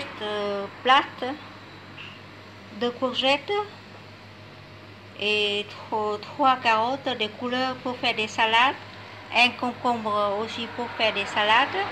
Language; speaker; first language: French; non-native, fluent; Vietnamese